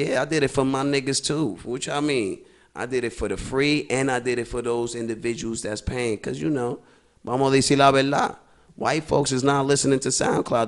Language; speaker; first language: English; early bilingual, other home language; Spanish